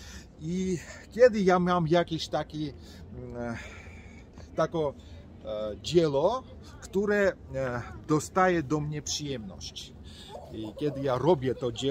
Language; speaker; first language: Polish; non-native, fluent; Georgian